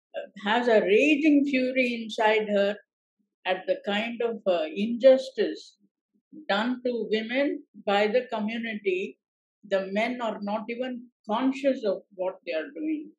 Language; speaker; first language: English; non-native, local second language; Tamil